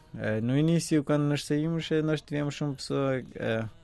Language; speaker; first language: Portuguese; non-native, fluent; Persian